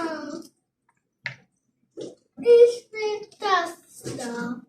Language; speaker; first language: German; early bilingual, other home language; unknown